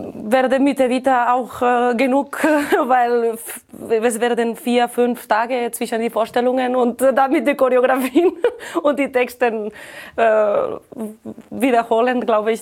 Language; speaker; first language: German; non-native, fluent; Catalan